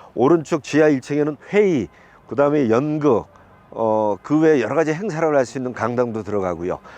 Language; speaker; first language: Korean; native; Korean